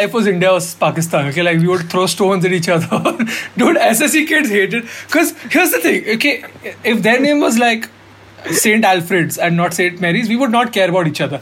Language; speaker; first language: English; non-native, local second language; Hindi